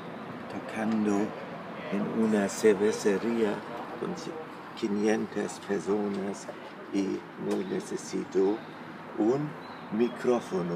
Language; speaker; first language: Spanish; non-native, fluent; German